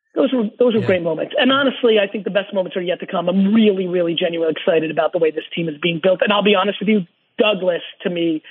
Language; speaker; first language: English; early bilingual, other home language; Russian